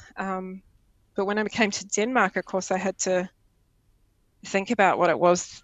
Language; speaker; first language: English; native; English